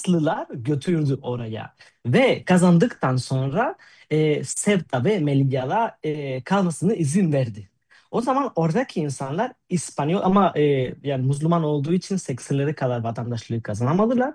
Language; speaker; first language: Turkish; non-native, fluent; Spanish